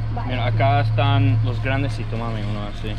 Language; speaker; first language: Spanish; non-native, fluent; English